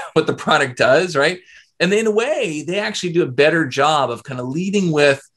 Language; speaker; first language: English; native; English